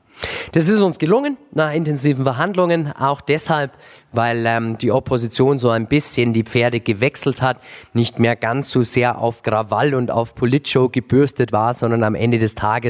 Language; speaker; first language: German; native; German